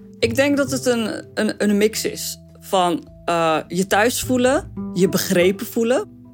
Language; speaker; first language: Dutch; early bilingual, other home language; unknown